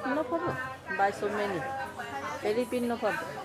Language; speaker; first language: English; non-native, learner; Chinese